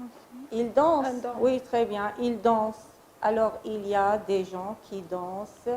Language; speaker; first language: French; non-native, fluent; Arabic